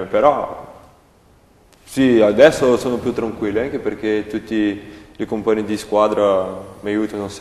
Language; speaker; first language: Italian; non-native, learner; Portuguese